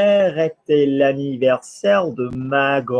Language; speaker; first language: French; non-native, fluent; English